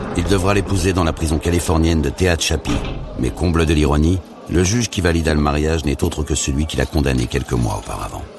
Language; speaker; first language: French; native; French